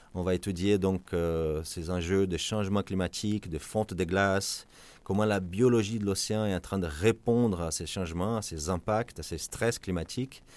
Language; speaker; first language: French; non-native, fluent; Portuguese